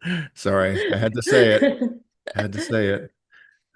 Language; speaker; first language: English; native; English